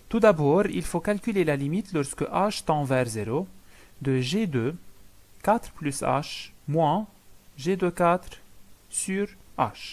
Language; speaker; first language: French; non-native, local second language; Arabic